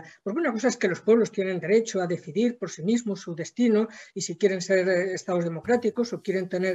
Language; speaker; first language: Spanish; native; Spanish